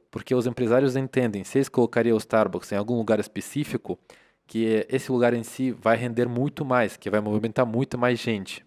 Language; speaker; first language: Portuguese; non-native, fluent; Russian